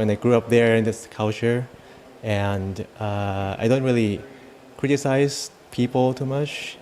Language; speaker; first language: English; non-native, fluent; Thai